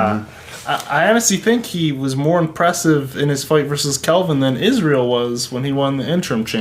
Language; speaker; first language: English; native; English